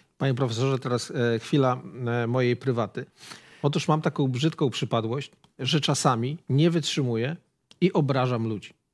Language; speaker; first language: Polish; native; Polish